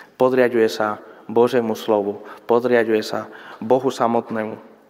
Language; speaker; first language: Slovak; non-native, fluent; Spanish